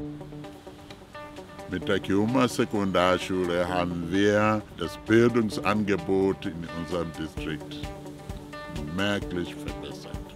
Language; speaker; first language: German; non-native, fluent; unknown